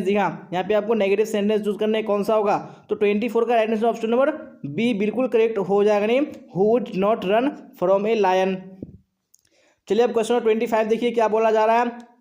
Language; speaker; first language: Hindi; native; Hindi